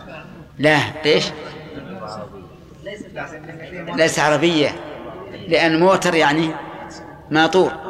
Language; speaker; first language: Arabic; native; Arabic